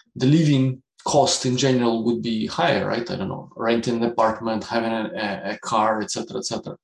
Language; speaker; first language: English; non-native, fluent; Russian